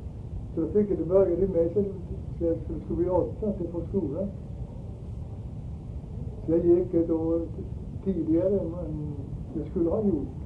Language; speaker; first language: Swedish; early bilingual, heritage; Swedish